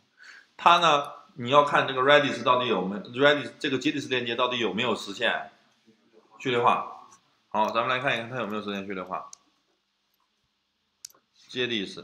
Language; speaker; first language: Chinese; native; Chinese